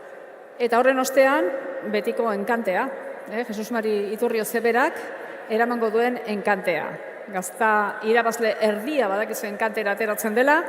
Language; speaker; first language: Basque; native; Basque